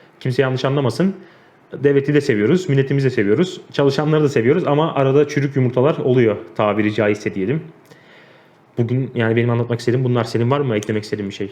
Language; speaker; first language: Turkish; native; Turkish